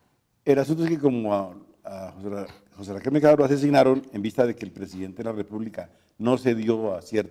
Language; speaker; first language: Spanish; native; Spanish